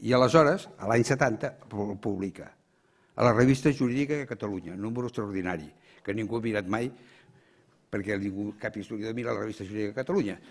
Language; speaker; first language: Catalan; native; Catalan